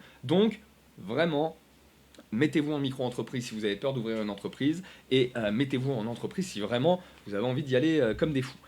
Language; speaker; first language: French; native; French